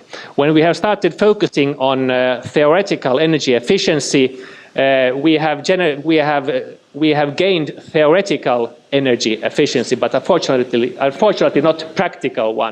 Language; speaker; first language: English; non-native, fluent; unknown